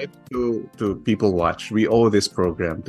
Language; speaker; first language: English; non-native, local second language; Filipino